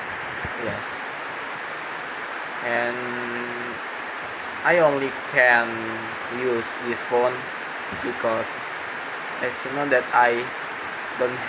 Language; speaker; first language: English; non-native, learner; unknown